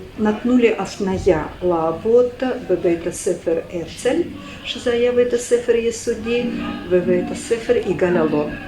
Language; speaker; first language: Hebrew; non-native, fluent; Russian